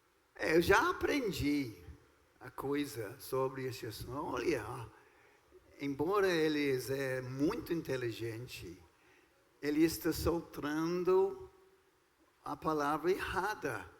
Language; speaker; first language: Portuguese; non-native, fluent; English